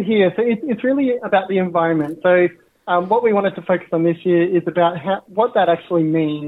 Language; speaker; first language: English; native; English